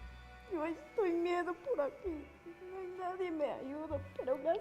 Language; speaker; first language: Spanish; non-native, local second language; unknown